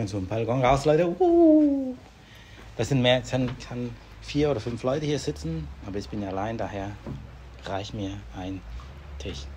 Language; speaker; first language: German; non-native, fluent; Vietnamese